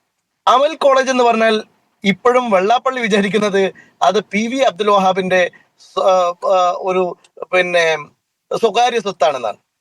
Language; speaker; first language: Malayalam; native; Malayalam